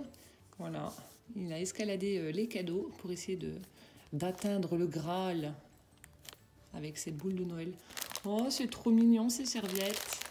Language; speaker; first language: French; native; French